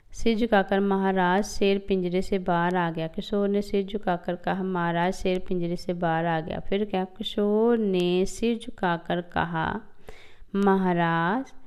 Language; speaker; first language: Hindi; non-native, local second language; Punjabi